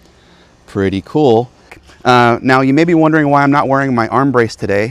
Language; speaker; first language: English; native; English